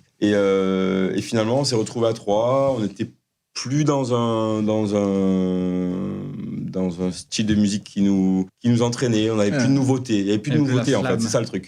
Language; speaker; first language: French; native; French